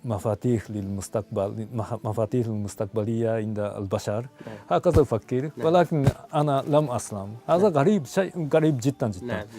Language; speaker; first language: Arabic; non-native, fluent; Japanese